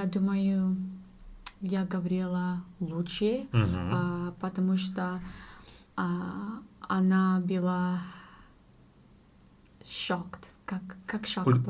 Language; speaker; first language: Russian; non-native, learner; English